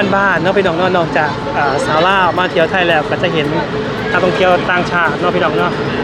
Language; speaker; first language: Thai; native; Thai